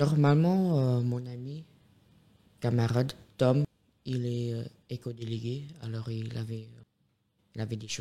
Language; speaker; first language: French; non-native, fluent; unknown